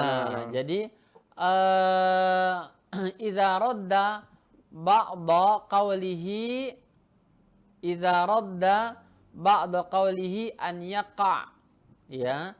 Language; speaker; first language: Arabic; non-native, fluent; Indonesian